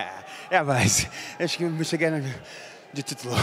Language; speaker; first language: German; non-native, learner; Portuguese